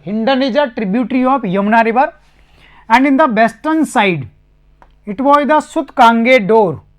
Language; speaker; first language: English; non-native, local second language; Hindi